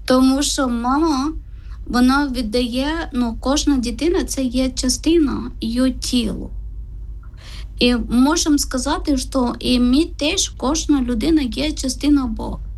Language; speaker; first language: Ukrainian; non-native, learner; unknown